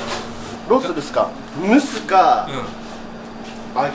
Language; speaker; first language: Japanese; native; Japanese